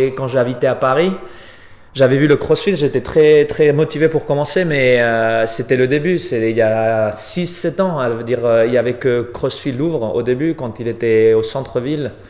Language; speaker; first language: French; non-native, fluent; Spanish